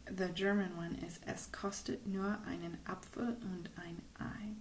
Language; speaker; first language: German; non-native, fluent; English